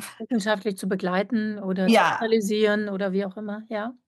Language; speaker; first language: German; native; German